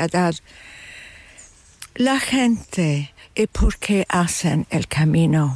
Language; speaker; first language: Spanish; non-native, fluent; English